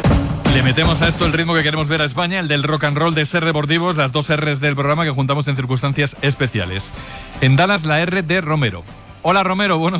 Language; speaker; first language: Spanish; native; Spanish